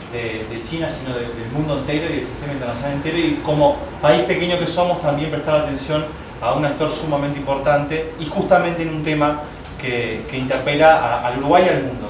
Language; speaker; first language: Spanish; native; Spanish